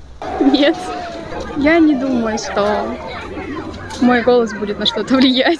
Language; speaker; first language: Russian; native; Russian